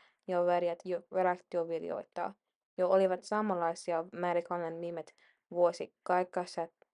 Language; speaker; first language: Finnish; non-native, learner; English